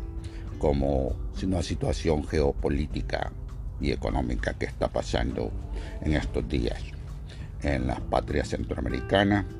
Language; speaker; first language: Spanish; native; Spanish